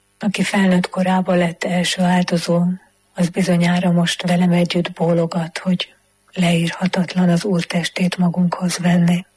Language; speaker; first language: Hungarian; native; Hungarian